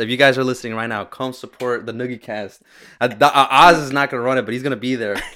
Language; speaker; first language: English; early bilingual, other home language; Spanish